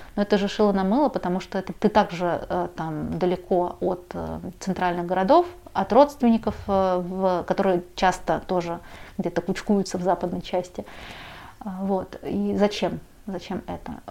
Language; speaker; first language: Russian; native; Russian